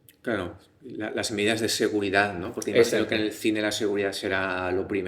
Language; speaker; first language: Spanish; native; Spanish